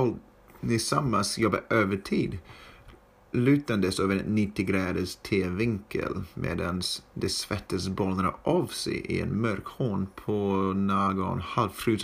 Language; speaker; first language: Swedish; non-native, fluent; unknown